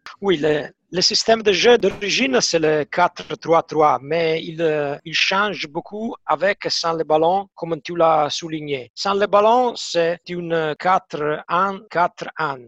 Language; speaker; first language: French; non-native, fluent; Italian